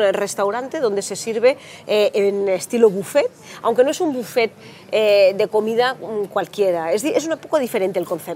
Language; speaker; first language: Spanish; native; Spanish